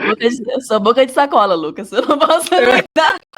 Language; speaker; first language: Portuguese; native; Portuguese